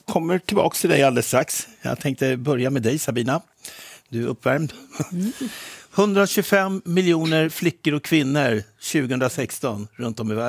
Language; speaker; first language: Swedish; native; Swedish